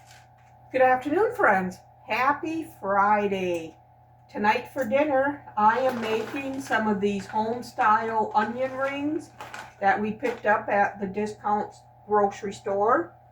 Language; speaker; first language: English; native; English